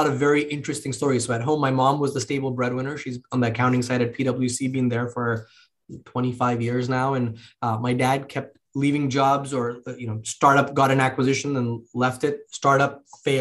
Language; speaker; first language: English; early bilingual, other home language; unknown